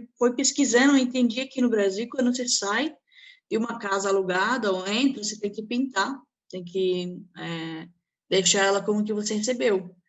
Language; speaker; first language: Portuguese; non-native, fluent; Arabic